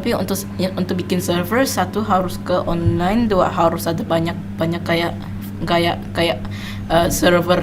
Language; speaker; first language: Indonesian; non-native, local second language; English